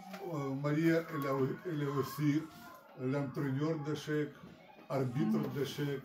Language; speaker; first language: French; non-native, learner; Russian